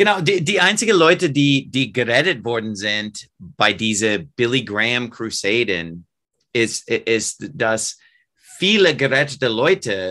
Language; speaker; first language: German; non-native, fluent; English